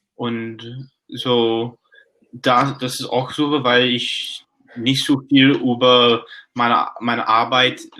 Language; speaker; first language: German; non-native, learner; English